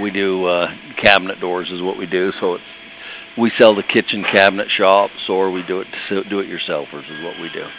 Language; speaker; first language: English; native; English